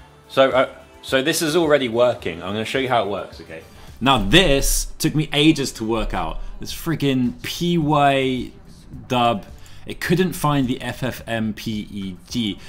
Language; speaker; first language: English; native; English